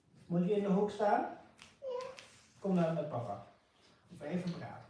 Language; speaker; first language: Dutch; non-native, fluent; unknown